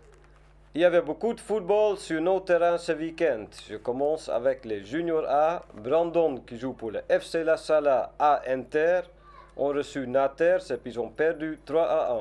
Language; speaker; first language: French; non-native, learner; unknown